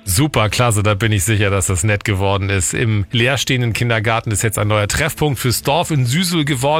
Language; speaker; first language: German; native; German